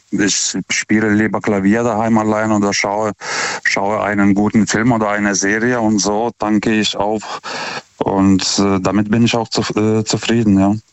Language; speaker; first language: German; non-native, fluent; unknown